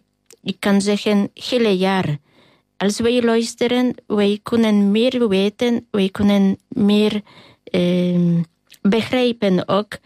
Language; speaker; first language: Dutch; non-native, fluent; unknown